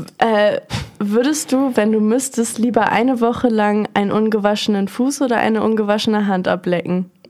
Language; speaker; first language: German; native; German